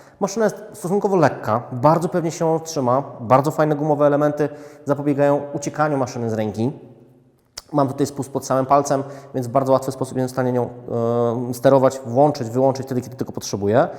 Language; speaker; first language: Polish; native; Polish